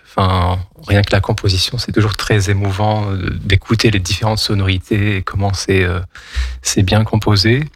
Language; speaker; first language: French; non-native, local second language; Kabyle